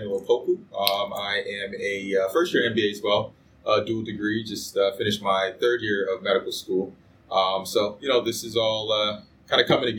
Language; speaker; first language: English; early bilingual, other home language; Akan